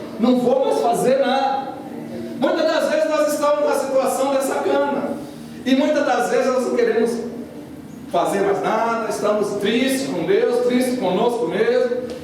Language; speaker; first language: Portuguese; native; Portuguese